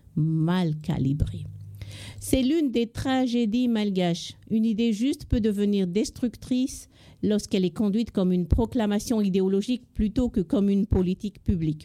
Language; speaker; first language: French; non-native, local second language; Malagasy